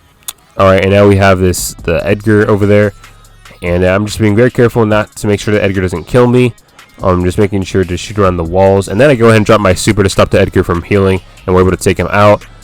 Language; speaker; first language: English; native; English